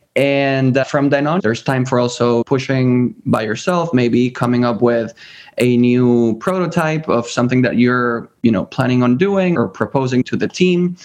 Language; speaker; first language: English; early bilingual, other home language; Spanish